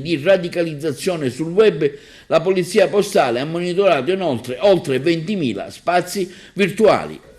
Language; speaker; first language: Italian; native; Italian